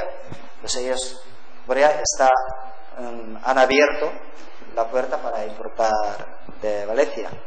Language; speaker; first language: Spanish; non-native, learner; Korean